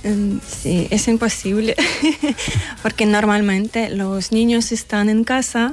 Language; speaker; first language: Spanish; non-native, learner; Ukrainian